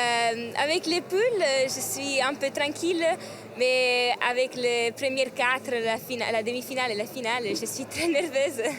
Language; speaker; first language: French; non-native, learner; Italian